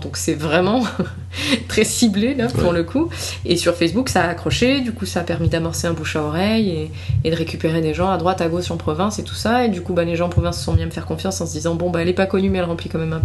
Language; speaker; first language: French; native; French